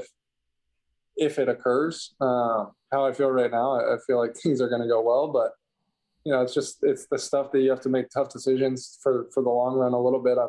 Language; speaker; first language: English; native; English